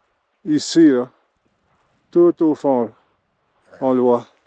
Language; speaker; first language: French; native; French